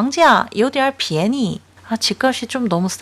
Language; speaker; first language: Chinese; non-native, fluent; Korean